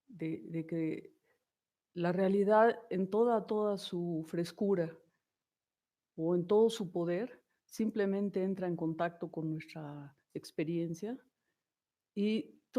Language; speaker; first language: Spanish; native; Spanish